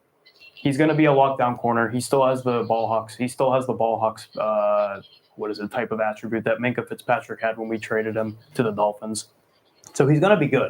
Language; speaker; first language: English; native; English